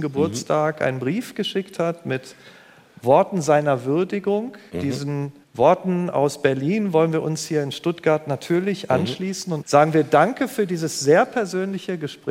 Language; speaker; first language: German; native; German